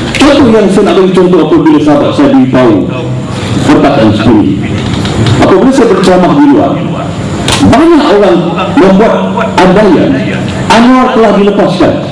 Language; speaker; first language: Malay; native; Malay